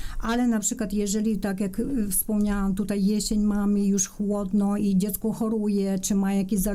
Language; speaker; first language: Polish; non-native, fluent; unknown